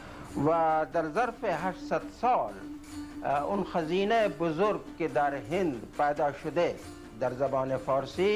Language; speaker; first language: Persian; non-native, fluent; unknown